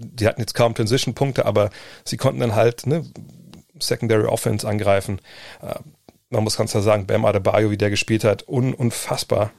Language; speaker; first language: German; native; German